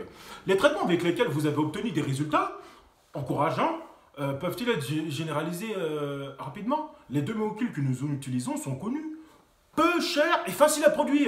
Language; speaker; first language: French; native; French